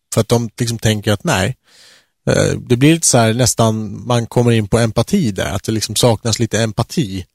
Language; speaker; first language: Swedish; native; Swedish